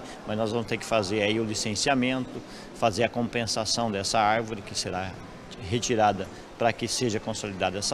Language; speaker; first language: Portuguese; native; Portuguese